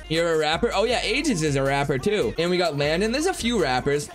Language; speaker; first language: English; native; English